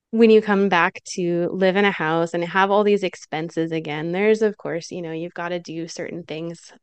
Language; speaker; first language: English; native; English